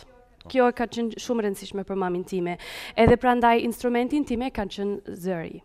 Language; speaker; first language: Albanian; early bilingual, heritage; Spanish